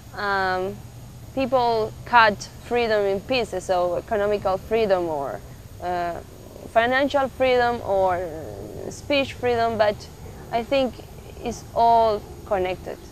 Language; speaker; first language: English; non-native, fluent; Spanish